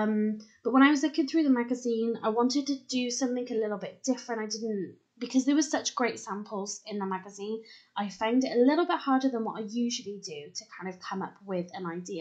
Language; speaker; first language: English; native; English